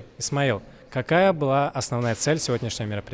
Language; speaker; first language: Russian; native; Russian